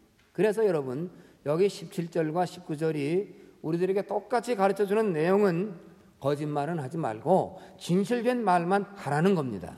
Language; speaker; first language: Korean; native; Korean